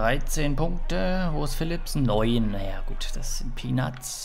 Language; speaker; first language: German; native; German